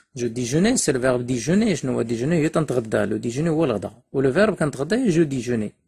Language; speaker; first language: French; non-native, local second language; Arabic